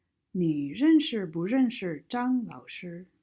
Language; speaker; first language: Chinese; non-native, fluent; English